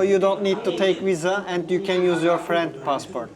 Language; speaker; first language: English; non-native, learner; Turkish